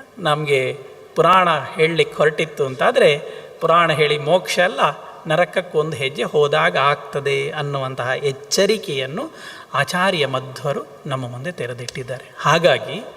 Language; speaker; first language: Kannada; non-native, local second language; Tulu